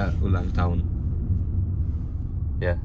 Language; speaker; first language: Indonesian; early bilingual, heritage; English